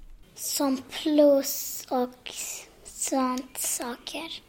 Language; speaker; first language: Swedish; early bilingual, other home language; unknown